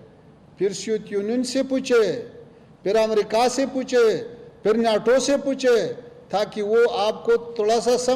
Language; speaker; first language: Hindi; non-native, fluent; Pashto